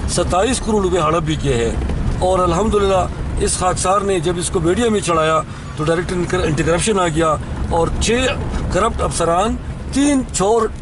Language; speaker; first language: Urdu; non-native, local second language; Khowar